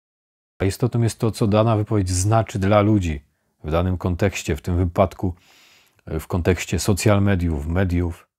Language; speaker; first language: Polish; native; Polish